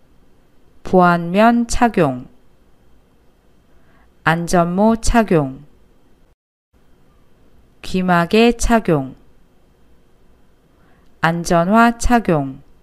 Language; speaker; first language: Korean; native; Korean